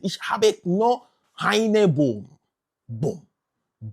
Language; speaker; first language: German; non-native, learner; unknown